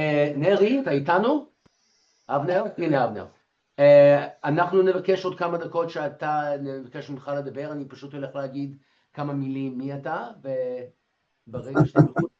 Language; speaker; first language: Hebrew; early bilingual, heritage; Hebrew